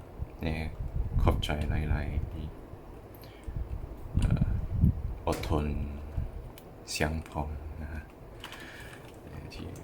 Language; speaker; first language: Thai; non-native, learner; English